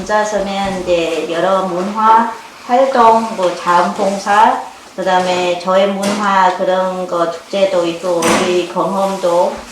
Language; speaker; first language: Korean; non-native, learner; Vietnamese